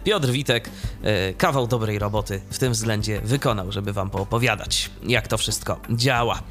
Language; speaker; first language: Polish; native; Polish